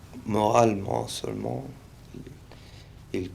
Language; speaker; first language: French; non-native, fluent; Spanish